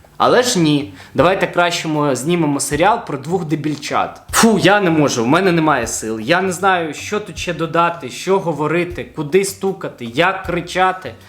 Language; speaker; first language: Ukrainian; non-native, local second language; Russian